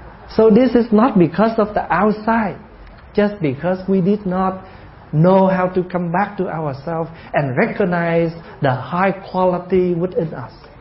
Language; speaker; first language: English; early bilingual, other home language; Vietnamese